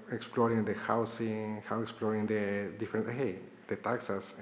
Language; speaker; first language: English; non-native, fluent; Spanish